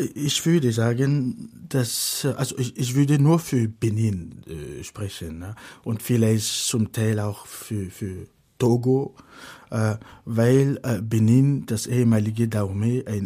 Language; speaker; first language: German; non-native, fluent; Fon